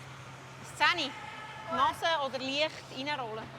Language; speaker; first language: German; native; German